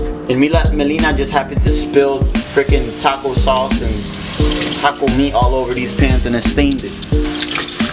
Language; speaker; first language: English; early bilingual, other home language; Spanish